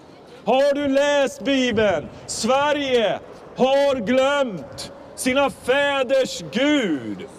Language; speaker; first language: Swedish; non-native, fluent; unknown